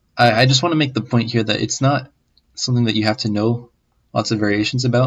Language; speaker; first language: English; native; English